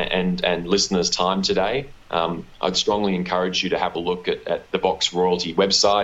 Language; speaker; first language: English; native; English